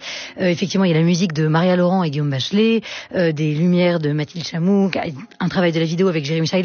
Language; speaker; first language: French; native; French